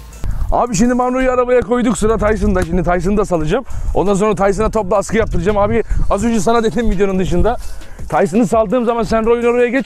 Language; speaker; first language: Turkish; native; Turkish